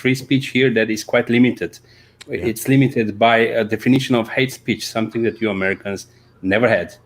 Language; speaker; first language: English; non-native, fluent; Slovenian